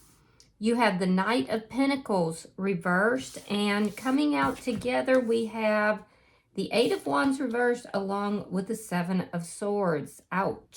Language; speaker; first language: English; native; English